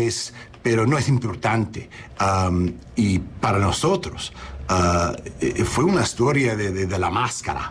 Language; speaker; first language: Spanish; non-native, learner; English